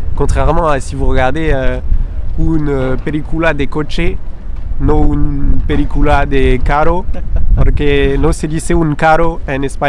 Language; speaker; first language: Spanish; non-native, fluent; French